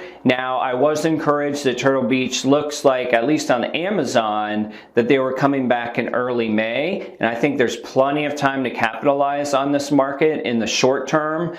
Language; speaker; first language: English; native; English